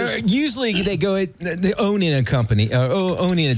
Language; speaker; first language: English; native; English